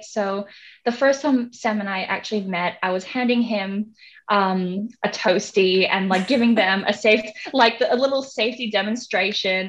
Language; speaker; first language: English; non-native, local second language; Cantonese